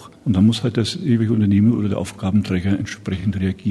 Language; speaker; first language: German; native; German